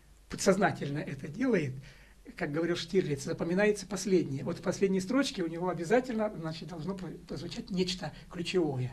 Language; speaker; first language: Russian; native; Russian